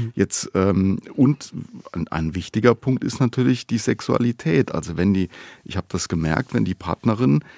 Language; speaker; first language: German; native; German